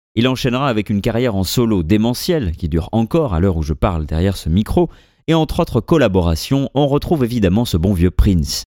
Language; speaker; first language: French; native; French